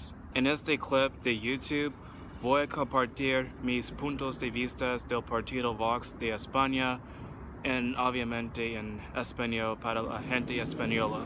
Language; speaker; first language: Spanish; non-native, learner; English